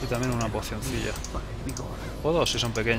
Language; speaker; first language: Spanish; native; Spanish